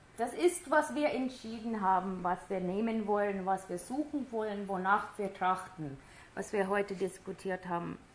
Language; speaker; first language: German; non-native, fluent; English